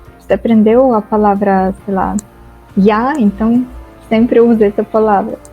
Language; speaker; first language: Portuguese; non-native, fluent; Russian